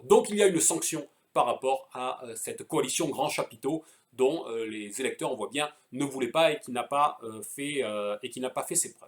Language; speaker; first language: French; native; French